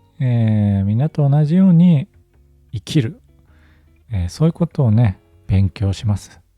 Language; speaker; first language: Japanese; native; Japanese